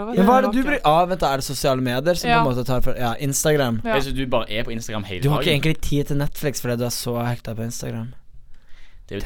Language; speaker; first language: Norwegian; native; Norwegian